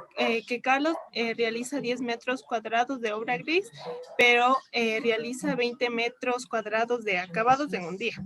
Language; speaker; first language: Spanish; native; Spanish